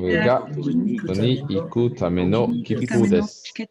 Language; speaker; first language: Japanese; non-native, learner; English